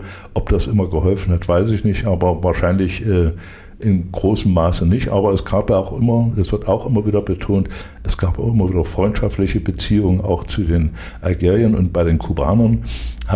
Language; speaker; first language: German; native; German